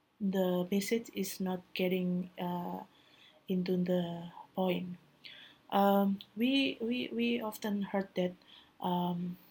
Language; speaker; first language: English; non-native, learner; Indonesian